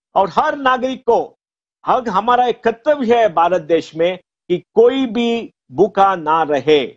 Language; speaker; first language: Hindi; non-native, local second language; Konkani